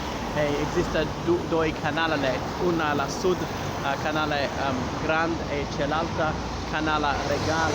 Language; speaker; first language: Romanian; non-native, learner; English